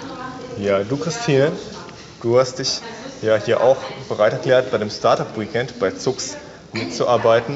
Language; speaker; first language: German; native; German